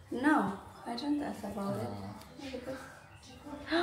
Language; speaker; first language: English; non-native, local second language; Filipino